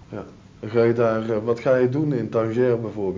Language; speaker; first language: Dutch; native; Dutch